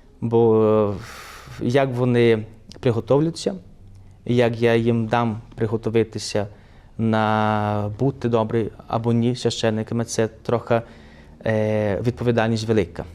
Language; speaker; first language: Ukrainian; early bilingual, heritage; Ukrainian